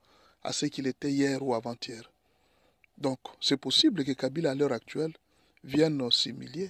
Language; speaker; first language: French; non-native, local second language; Lingala